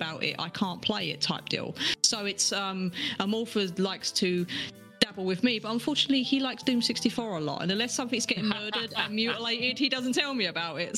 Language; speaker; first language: English; native; English